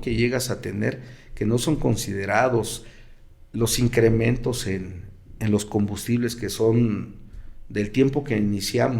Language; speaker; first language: Spanish; native; Spanish